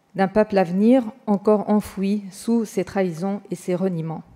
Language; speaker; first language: French; non-native, fluent; Arabic